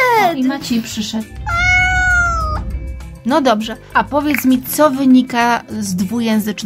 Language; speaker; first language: Polish; native; Polish